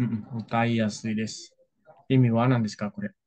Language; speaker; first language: Japanese; non-native, fluent; Indonesian